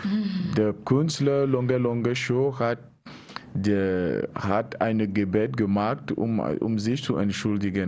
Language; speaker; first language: German; non-native, learner; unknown